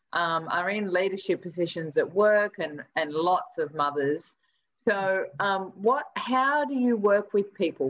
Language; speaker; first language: English; native; English